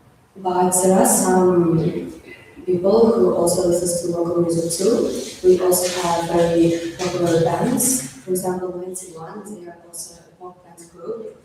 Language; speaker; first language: English; non-native, fluent; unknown